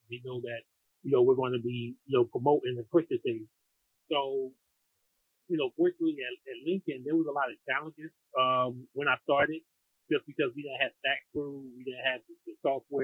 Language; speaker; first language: English; native; English